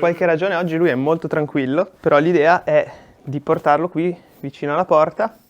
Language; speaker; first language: Italian; native; Italian